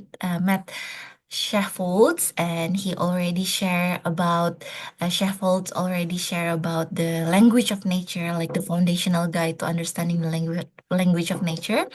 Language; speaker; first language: English; non-native, fluent; Indonesian